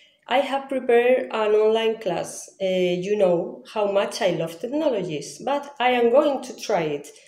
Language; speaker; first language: English; non-native, fluent; Spanish